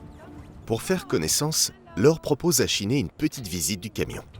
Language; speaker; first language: French; native; French